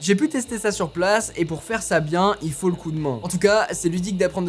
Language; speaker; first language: French; native; French